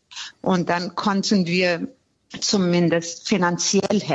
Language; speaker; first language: German; non-native, fluent; Persian